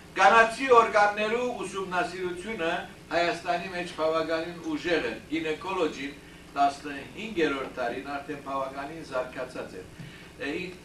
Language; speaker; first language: Armenian; early bilingual, heritage; Armenian